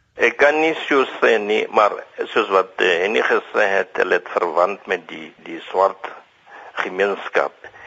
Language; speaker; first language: Afrikaans; non-native, local second language; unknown